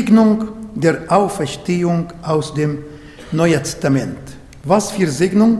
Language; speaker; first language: German; non-native, fluent; Arabic